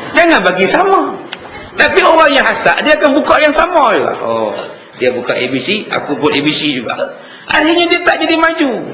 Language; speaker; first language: Malay; native; Malay